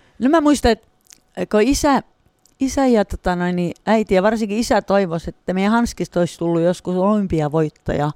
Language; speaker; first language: Finnish; native; Finnish